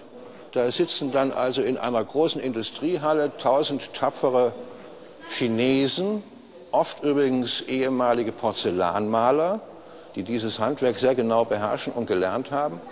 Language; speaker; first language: German; native; German